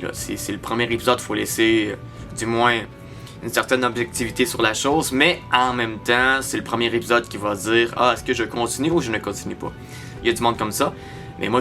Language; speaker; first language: French; native; French